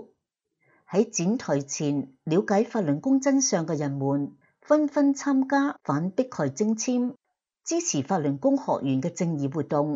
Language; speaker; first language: Chinese; non-native, local second language; Cantonese